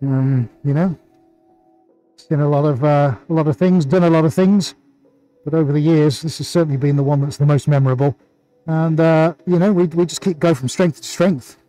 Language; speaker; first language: English; native; English